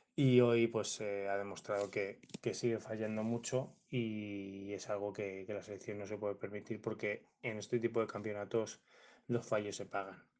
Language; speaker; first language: Spanish; native; Spanish